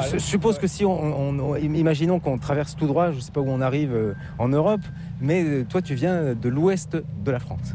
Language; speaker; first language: French; native; French